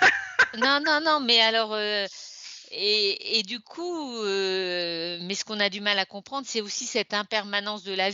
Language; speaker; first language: French; native; French